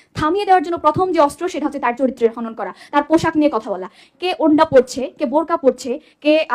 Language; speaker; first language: Bangla; non-native, local second language; Chakma